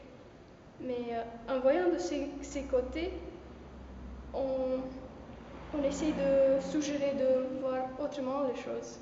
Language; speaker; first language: French; non-native, fluent; Romanian